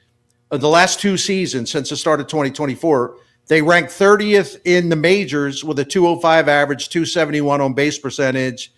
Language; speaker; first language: English; native; English